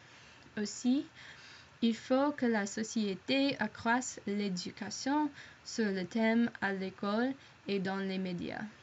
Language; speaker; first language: French; non-native, learner; English